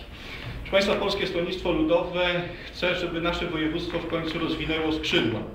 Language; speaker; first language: Polish; native; Polish